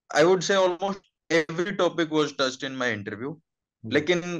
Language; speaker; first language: Hindi; native; Hindi